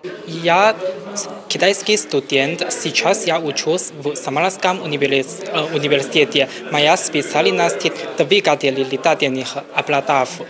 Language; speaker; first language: Russian; non-native, learner; Chinese